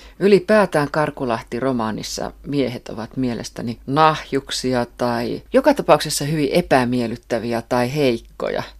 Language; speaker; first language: Finnish; native; Finnish